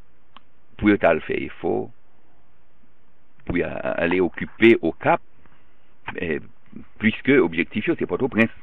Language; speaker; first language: French; non-native, local second language; Haitian Creole